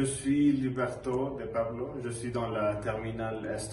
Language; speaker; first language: French; non-native, fluent; Spanish